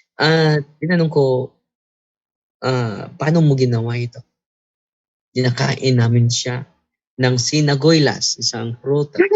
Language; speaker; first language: Filipino; non-native, local second language; Cebuano